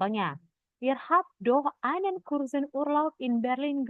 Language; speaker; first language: German; non-native, fluent; Indonesian